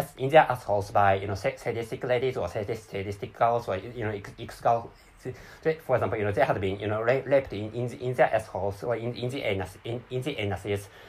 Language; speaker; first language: English; non-native, learner; Japanese